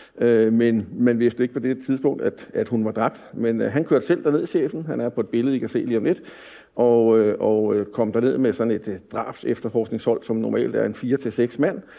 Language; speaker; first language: Danish; native; Danish